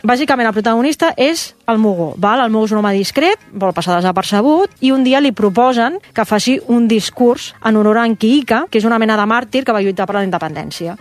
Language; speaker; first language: Catalan; native; Catalan